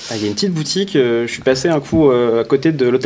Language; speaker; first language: French; native; French